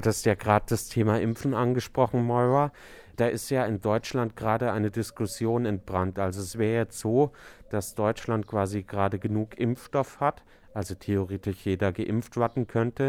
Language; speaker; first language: German; native; German